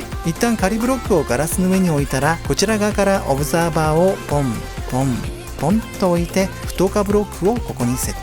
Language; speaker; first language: Japanese; native; Japanese